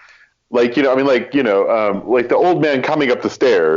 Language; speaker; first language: English; native; English